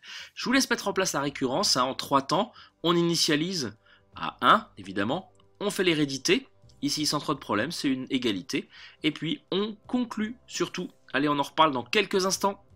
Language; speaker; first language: French; native; French